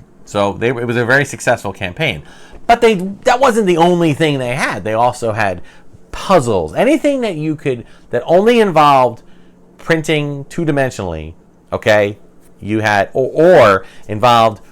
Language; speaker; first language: English; native; English